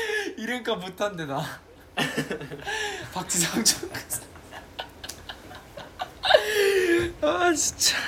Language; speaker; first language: Korean; non-native, fluent; Chinese